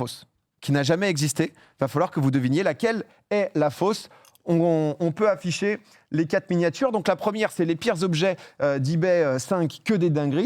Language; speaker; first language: French; native; French